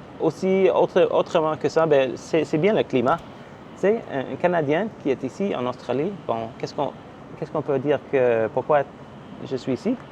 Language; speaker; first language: French; non-native, local second language; English